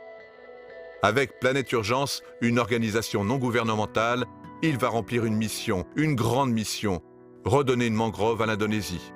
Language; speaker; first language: French; native; French